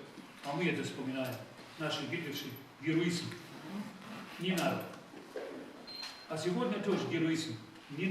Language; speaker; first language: Russian; non-native, fluent; German